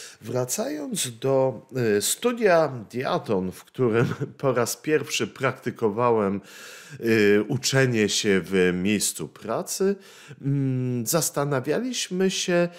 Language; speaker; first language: Polish; native; Polish